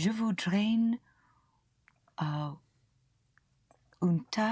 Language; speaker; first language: French; non-native, learner; English